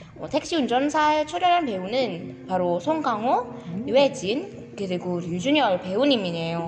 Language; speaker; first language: Korean; non-native, learner; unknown